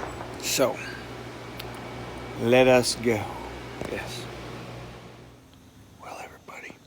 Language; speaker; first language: English; native; English